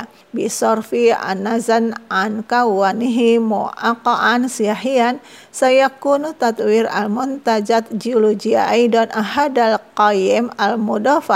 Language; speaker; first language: Arabic; non-native, fluent; Indonesian